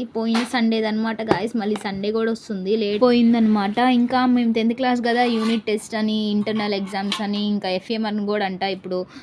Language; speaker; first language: Telugu; native; Telugu